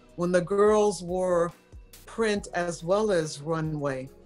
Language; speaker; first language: English; native; English